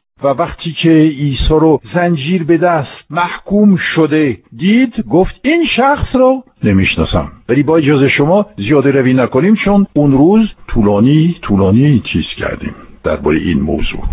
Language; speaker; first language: Persian; non-native, fluent; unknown